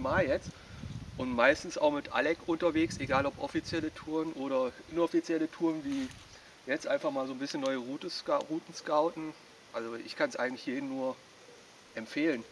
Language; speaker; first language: German; native; German